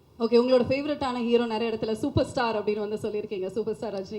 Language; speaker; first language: Tamil; native; Tamil